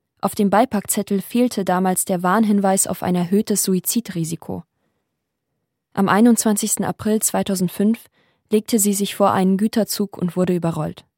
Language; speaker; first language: German; native; German